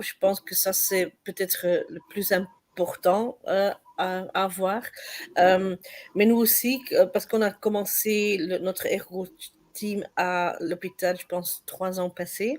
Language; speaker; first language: French; non-native, learner; Dutch